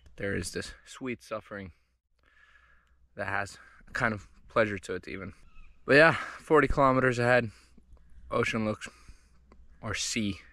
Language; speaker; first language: English; non-native, fluent; Finnish